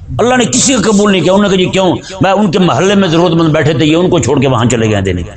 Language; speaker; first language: Urdu; non-native, local second language; Punjabi